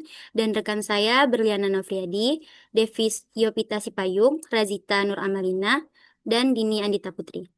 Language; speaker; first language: Indonesian; native; Indonesian